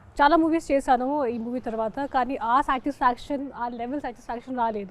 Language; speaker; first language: Telugu; non-native, local second language; Hindi